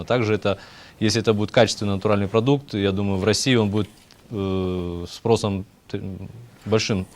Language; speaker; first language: Russian; native; Russian